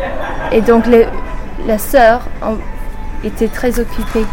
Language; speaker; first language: French; non-native, learner; English